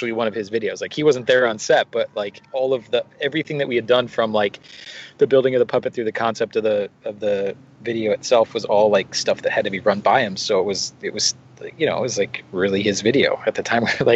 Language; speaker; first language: English; native; English